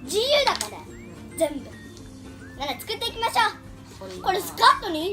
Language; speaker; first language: Japanese; early bilingual, heritage; Japanese